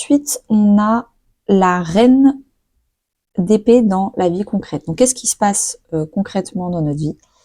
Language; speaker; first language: French; native; French